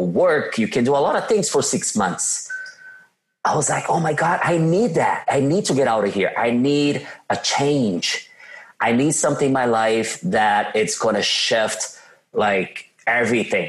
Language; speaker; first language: English; non-native, fluent; Portuguese